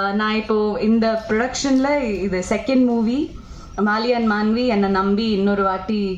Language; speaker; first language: Tamil; non-native, local second language; Malayalam